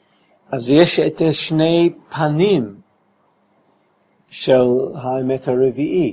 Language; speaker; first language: Hebrew; non-native, fluent; English